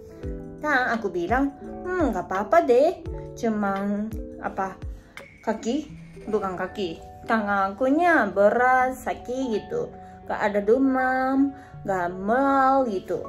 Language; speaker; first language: Indonesian; non-native, learner; Japanese